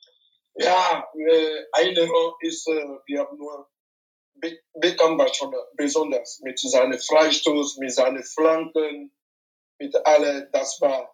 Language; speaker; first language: German; non-native, fluent; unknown